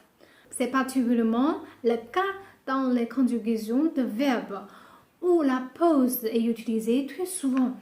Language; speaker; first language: French; non-native, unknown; Japanese